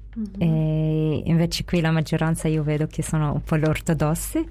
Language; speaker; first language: Italian; non-native, fluent; Arabic